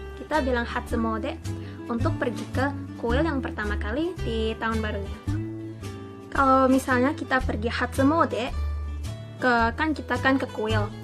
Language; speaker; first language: Indonesian; early bilingual, heritage; Indonesian